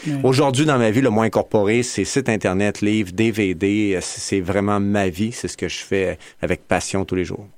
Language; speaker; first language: French; native; French